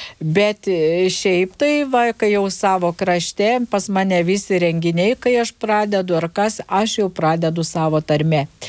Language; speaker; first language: Lithuanian; native; Lithuanian